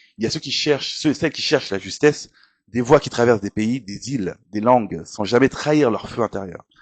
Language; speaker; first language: French; native; French